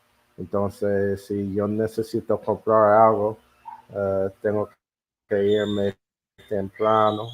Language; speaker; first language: Spanish; non-native, learner; English